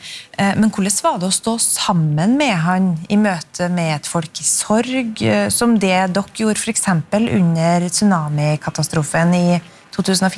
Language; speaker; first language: Norwegian; native; Norwegian